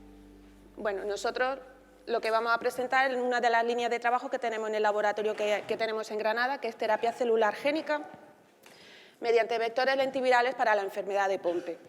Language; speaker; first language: Spanish; native; Spanish